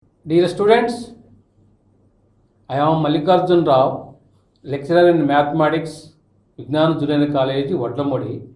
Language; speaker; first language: English; non-native, local second language; Telugu